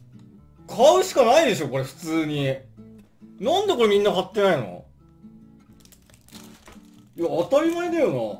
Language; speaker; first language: Japanese; native; Japanese